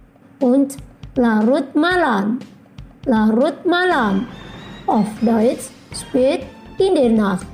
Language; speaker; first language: German; non-native, learner; Indonesian